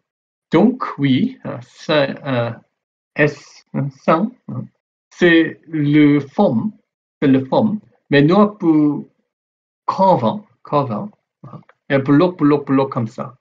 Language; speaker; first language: French; non-native, learner; Korean